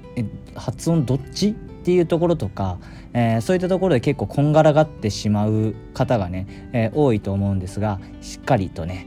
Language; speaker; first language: Japanese; native; Japanese